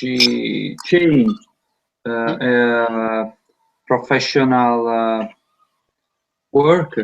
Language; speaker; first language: English; non-native, learner; Italian